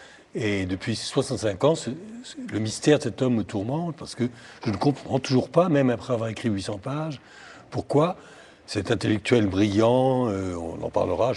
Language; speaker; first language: French; native; French